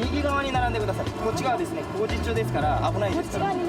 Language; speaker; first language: Japanese; non-native, fluent; Korean